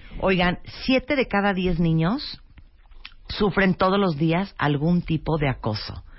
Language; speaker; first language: Spanish; early bilingual, other home language; English